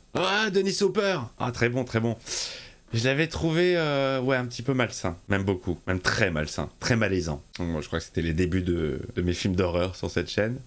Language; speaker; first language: French; native; French